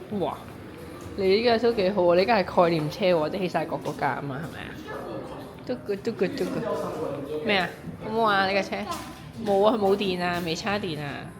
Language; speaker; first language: Cantonese; native; Cantonese